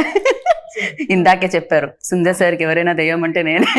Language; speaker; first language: Telugu; native; Telugu